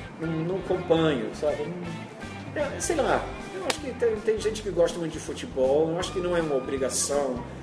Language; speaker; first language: Portuguese; non-native, fluent; English